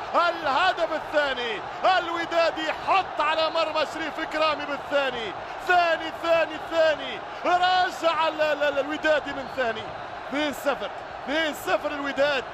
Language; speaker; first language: Arabic; native; Arabic